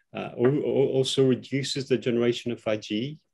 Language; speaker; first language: English; non-native, fluent; Albanian